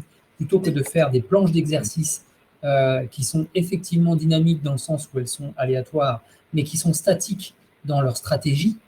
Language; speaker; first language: French; native; French